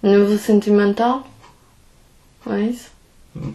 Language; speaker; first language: Portuguese; early bilingual, heritage; Portuguese